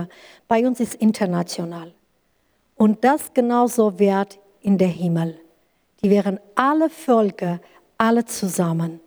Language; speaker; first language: German; non-native, learner; Kurdish